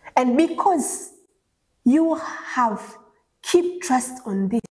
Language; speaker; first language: English; non-native, local second language; Swahili